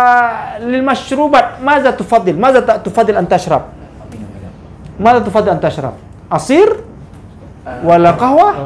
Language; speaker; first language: Arabic; non-native, fluent; Indonesian